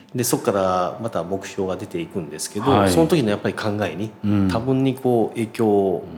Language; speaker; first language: Japanese; native; Japanese